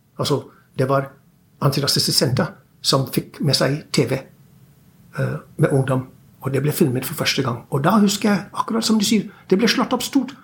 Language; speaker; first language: Norwegian; non-native, fluent; English